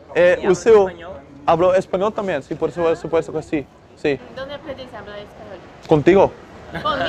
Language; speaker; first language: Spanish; non-native, learner; Dutch